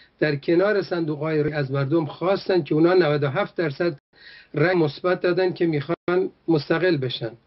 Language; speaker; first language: Persian; non-native, local second language; Kurdish